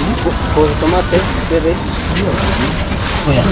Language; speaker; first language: Spanish; non-native, learner; Filipino